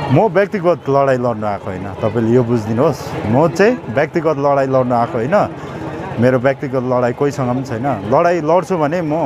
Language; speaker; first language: Nepali; native; Nepali